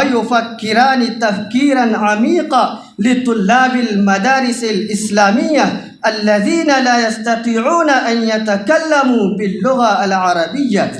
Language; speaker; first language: Arabic; non-native, fluent; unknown